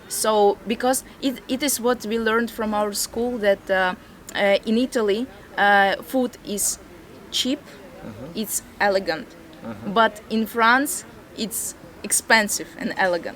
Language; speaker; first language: English; non-native, fluent; Latvian